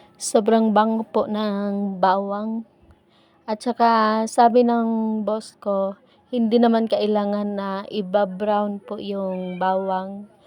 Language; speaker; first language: Filipino; non-native, local second language; Cebuano